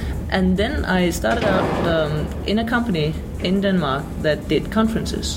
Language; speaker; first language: English; non-native, fluent; Danish